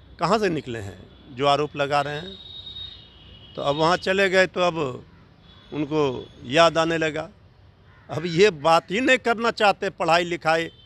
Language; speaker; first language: Hindi; native; Hindi